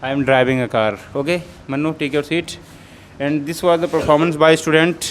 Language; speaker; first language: English; non-native, learner; Hindi